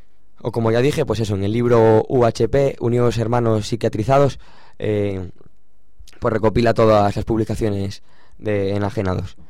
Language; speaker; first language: Spanish; native; Spanish